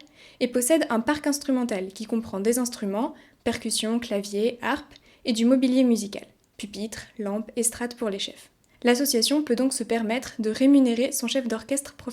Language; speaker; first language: French; native; French